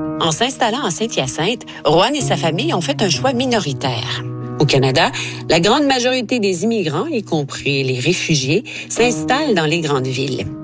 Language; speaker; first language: French; native; French